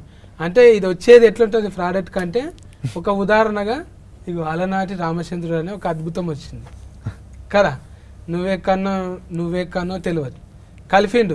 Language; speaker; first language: Telugu; native; Telugu